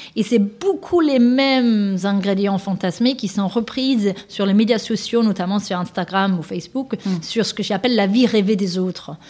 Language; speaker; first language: French; non-native, fluent; Danish